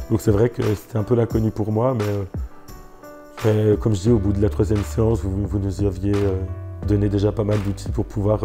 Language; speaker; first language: French; native; French